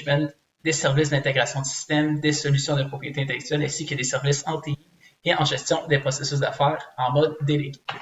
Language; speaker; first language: French; native; French